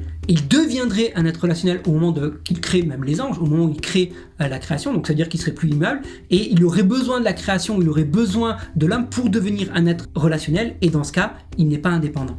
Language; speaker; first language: French; native; French